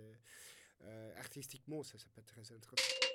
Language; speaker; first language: French; non-native, fluent; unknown